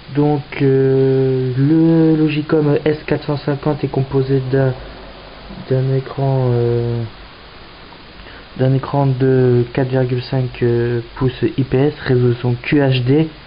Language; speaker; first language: French; native; French